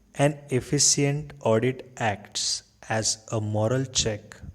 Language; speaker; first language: English; non-native, local second language; Marathi